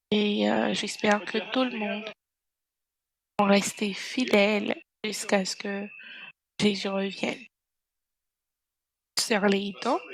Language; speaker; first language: French; non-native, fluent; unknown